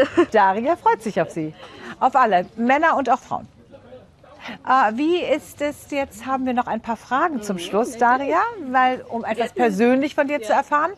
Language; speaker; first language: German; native; German